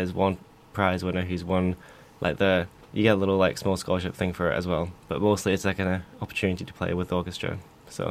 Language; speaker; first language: English; native; English